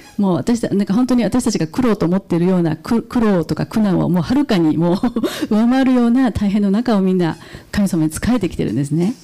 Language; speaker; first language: Japanese; native; Japanese